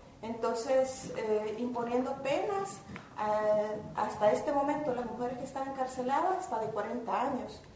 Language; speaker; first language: Spanish; native; Spanish